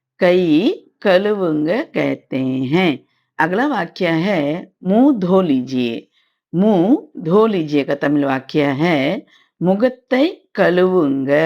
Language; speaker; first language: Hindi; non-native, local second language; Tamil